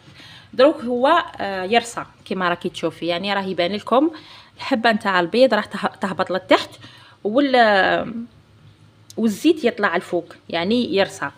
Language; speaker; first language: Arabic; native; Arabic